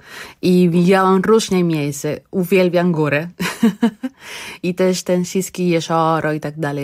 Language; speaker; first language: Polish; non-native, learner; Spanish